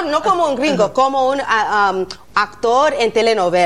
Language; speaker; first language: Spanish; non-native, learner; English